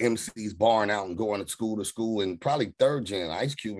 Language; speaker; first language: English; native; English